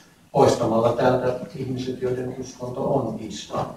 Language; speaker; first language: Finnish; native; Finnish